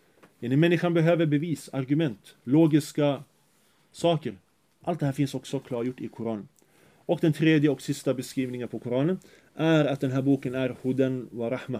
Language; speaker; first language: Swedish; early bilingual, other home language; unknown